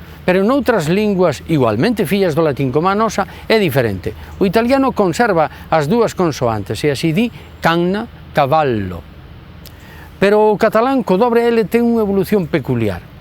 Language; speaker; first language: Galician; native; Galician